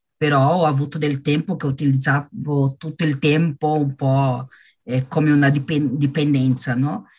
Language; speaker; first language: Italian; non-native, fluent; Portuguese